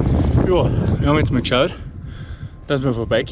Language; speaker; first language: German; native; German